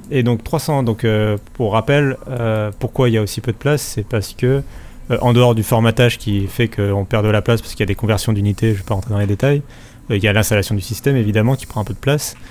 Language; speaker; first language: French; native; French